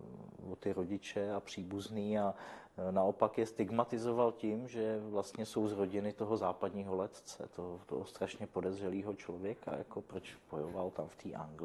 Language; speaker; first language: Czech; native; Czech